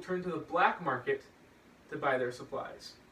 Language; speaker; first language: English; native; English